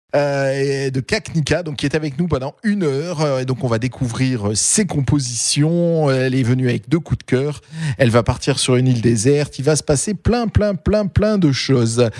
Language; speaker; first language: French; native; French